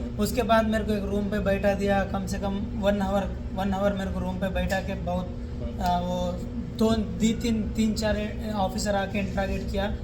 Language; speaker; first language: Hindi; non-native, local second language; Telugu